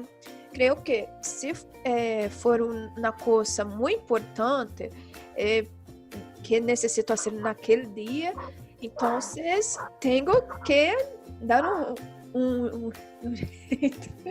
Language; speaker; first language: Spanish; non-native, learner; Portuguese